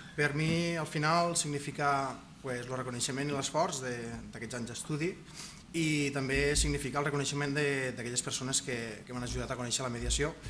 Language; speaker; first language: Catalan; native; Catalan